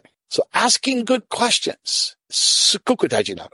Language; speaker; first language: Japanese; non-native, fluent; English